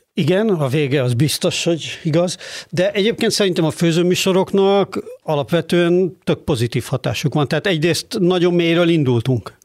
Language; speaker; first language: Hungarian; native; Hungarian